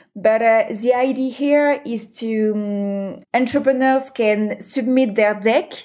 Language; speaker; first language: English; non-native, fluent; French